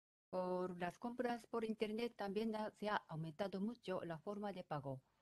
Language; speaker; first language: Spanish; non-native, fluent; Japanese